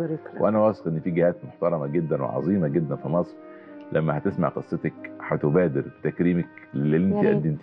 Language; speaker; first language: Arabic; native; Arabic